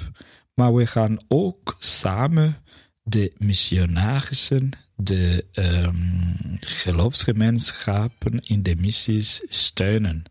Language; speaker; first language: Dutch; non-native, fluent; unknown